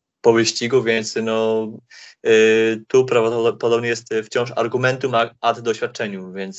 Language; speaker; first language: Polish; native; Polish